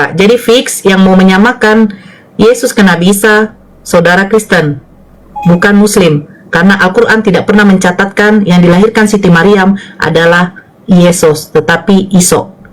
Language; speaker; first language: Indonesian; native; Indonesian